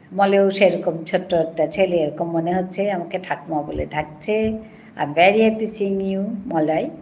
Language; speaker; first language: Bangla; non-native, local second language; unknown